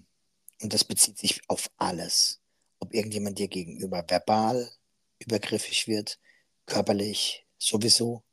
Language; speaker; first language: German; native; German